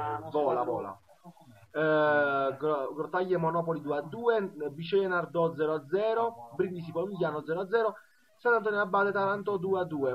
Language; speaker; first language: Italian; native; Italian